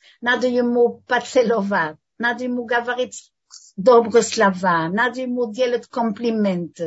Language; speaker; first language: Russian; non-native, fluent; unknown